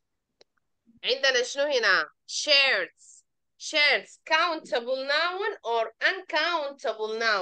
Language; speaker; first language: Arabic; native; Arabic